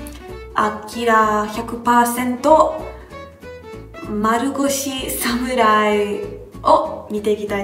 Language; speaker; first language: Japanese; non-native, fluent; Hungarian